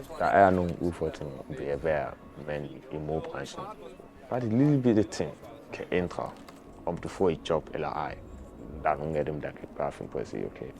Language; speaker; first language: Danish; non-native, fluent; Akan